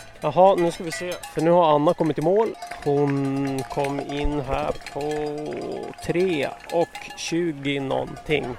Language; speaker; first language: Swedish; native; Swedish